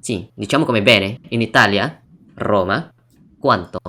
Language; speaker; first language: Italian; non-native, learner; Indonesian